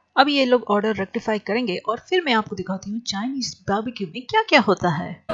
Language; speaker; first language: Hindi; non-native, local second language; Marathi